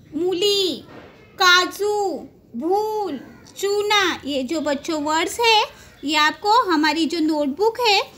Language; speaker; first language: Hindi; non-native, local second language; Marathi